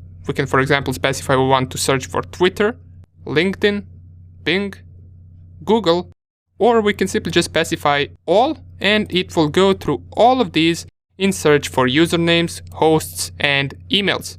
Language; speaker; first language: English; non-native, fluent; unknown